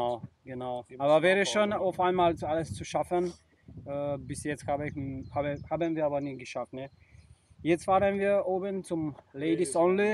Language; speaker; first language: German; non-native, learner; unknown